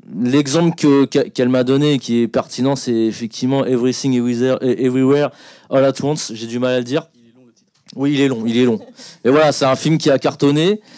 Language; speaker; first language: French; native; French